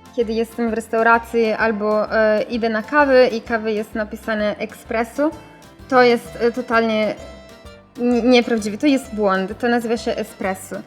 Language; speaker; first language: Polish; non-native, learner; Italian